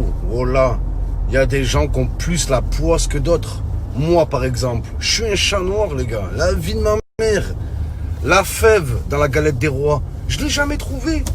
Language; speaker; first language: French; native; French